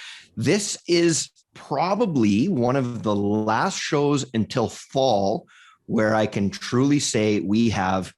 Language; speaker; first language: English; native; English